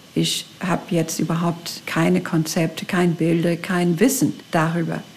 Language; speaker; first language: German; non-native, fluent; English